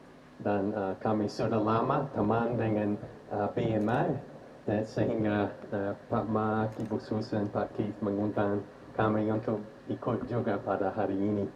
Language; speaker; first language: Indonesian; non-native, fluent; English